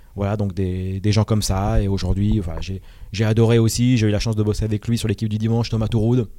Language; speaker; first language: French; native; French